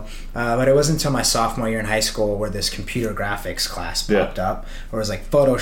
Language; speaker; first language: English; native; English